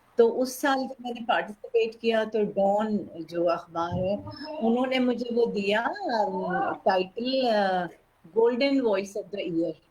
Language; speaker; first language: Urdu; native; Urdu